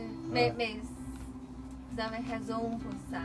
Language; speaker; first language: French; non-native, learner; Chinese